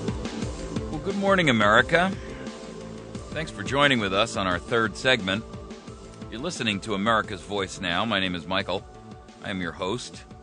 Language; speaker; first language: English; native; English